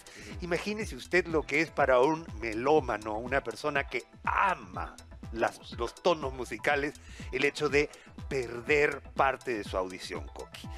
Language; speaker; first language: Spanish; native; Spanish